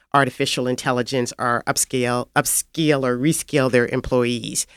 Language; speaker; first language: English; native; English